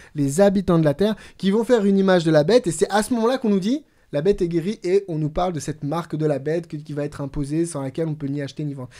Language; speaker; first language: French; native; French